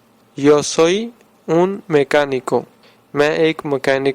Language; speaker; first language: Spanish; non-native, fluent; Urdu